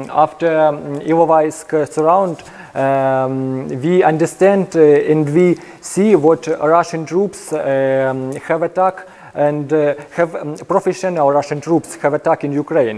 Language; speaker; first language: English; non-native, learner; Ukrainian